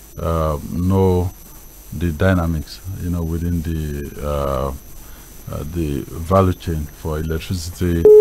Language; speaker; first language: English; non-native, local second language; Yoruba